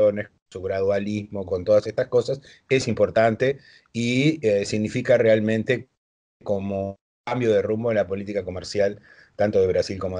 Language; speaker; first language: Spanish; native; Spanish